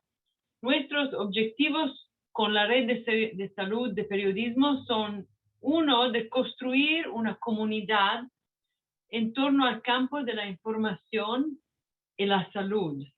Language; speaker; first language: Spanish; non-native, fluent; Italian